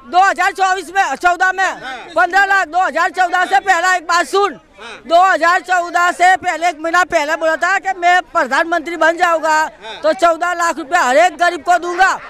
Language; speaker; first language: Hindi; non-native, local second language; Gujarati